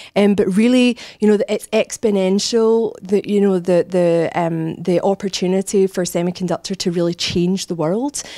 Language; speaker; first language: English; native; English